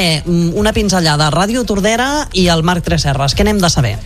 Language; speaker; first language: Catalan; native; Catalan